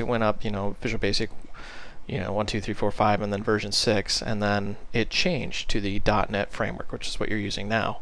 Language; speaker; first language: English; native; English